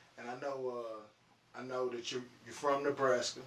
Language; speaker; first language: English; native; English